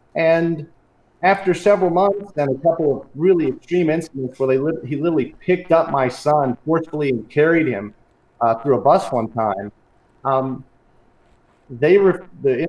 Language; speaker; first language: English; native; English